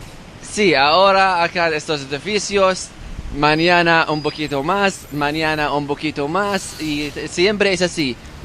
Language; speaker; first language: Spanish; non-native, learner; Arabic